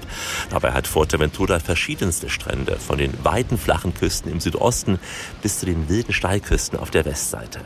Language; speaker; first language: German; native; German